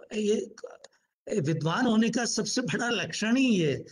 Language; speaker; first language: Hindi; native; Hindi